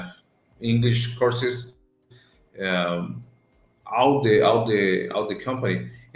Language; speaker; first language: English; non-native, learner; Spanish